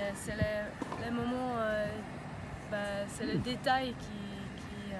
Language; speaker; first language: French; non-native, local second language; Dutch